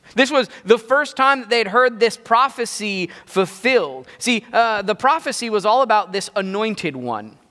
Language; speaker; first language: English; native; English